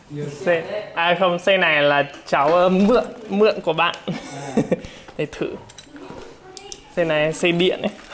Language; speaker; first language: Vietnamese; non-native, fluent; English